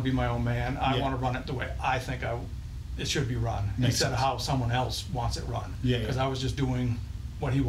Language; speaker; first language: English; native; English